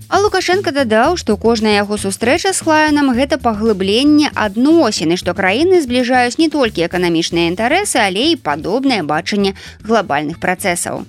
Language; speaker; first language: Belarusian; non-native, local second language; Russian